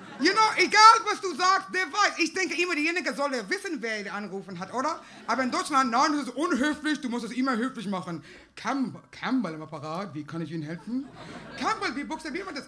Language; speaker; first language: German; non-native, fluent; English